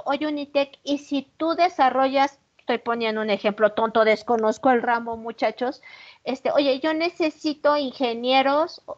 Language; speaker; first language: Spanish; native; Spanish